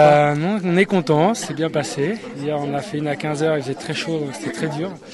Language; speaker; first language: French; native; French